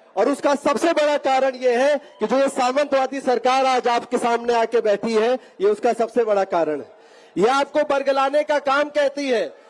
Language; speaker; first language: Hindi; native; Hindi